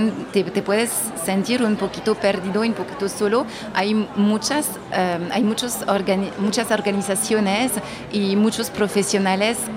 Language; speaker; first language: Spanish; non-native, fluent; French